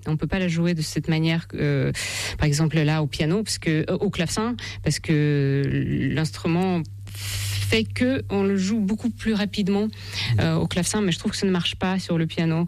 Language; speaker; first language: French; non-native, fluent; Russian